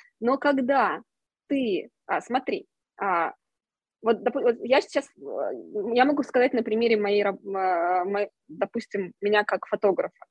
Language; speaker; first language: Russian; native; Russian